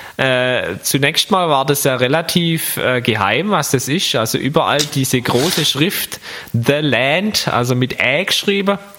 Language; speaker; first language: German; native; German